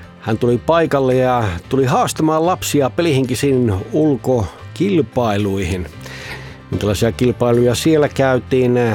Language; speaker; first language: Finnish; early bilingual, heritage; Finnish